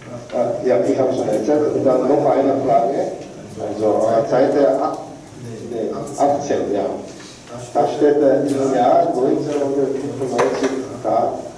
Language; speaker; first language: German; non-native, learner; Korean